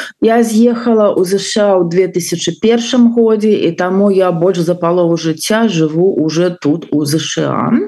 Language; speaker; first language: Belarusian; non-native, local second language; Russian